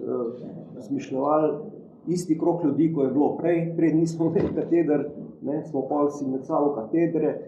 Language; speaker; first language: Slovenian; native; Slovenian